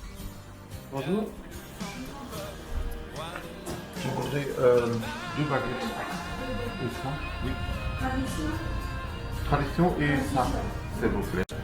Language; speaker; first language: French; non-native, learner; German